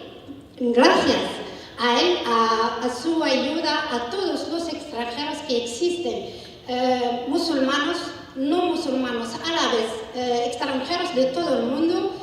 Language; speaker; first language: Spanish; non-native, learner; Arabic